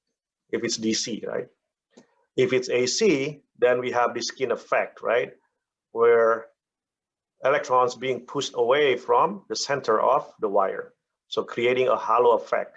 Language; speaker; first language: English; non-native, fluent; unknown